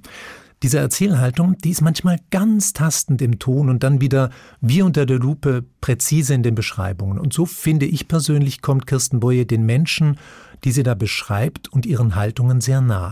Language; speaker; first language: German; native; German